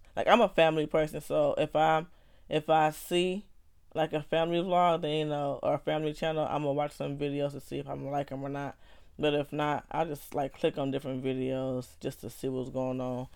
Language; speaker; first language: English; native; English